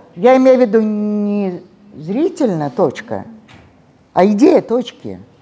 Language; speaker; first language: Russian; native; Russian